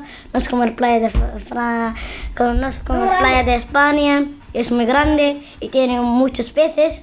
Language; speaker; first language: Spanish; non-native, learner; Arabic